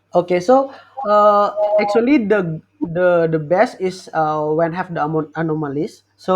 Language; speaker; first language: English; non-native, learner; Indonesian